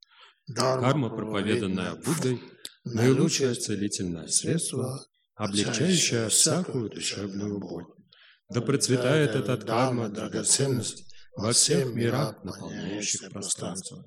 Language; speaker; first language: Russian; native; Russian